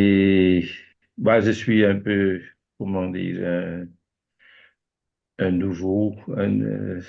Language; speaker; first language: French; non-native, fluent; Dutch